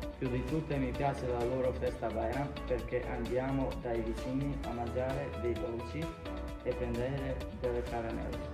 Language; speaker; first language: Italian; non-native, learner; Albanian